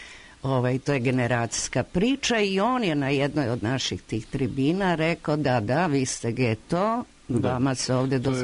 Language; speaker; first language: Croatian; native; Croatian